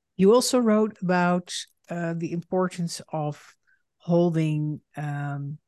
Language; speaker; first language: English; non-native, fluent; Dutch